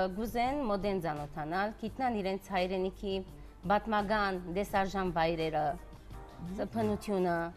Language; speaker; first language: Armenian; early bilingual, heritage; Armenian